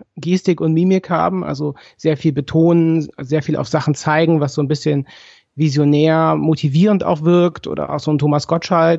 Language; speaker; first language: German; native; German